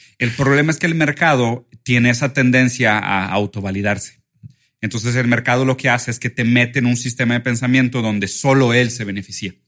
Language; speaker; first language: Spanish; early bilingual, other home language; Portuguese